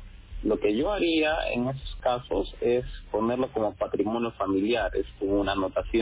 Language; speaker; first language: Spanish; native; Spanish